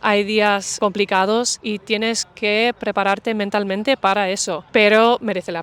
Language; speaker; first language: Spanish; non-native, fluent; English